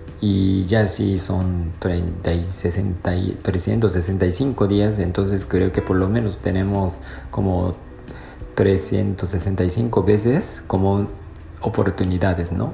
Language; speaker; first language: Spanish; non-native, fluent; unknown